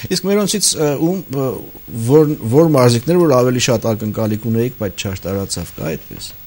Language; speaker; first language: Armenian; native; Armenian